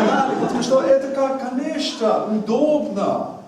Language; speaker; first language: Russian; non-native, learner; English